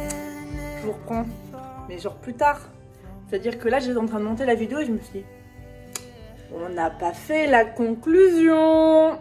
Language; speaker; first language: French; native; French